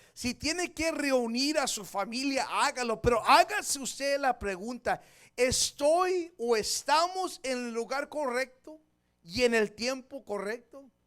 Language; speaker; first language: Spanish; early bilingual, heritage; Spanish